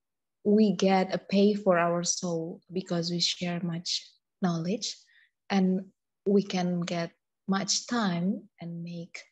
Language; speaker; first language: English; non-native, learner; Indonesian